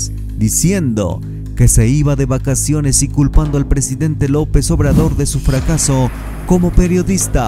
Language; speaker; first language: Spanish; native; Spanish